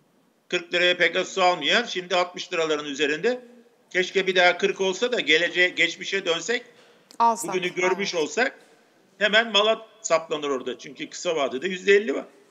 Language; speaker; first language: Turkish; native; Turkish